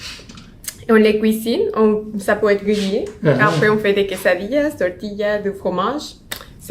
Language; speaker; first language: French; non-native, learner; Spanish